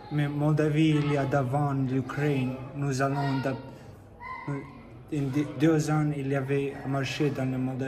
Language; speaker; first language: French; non-native, learner; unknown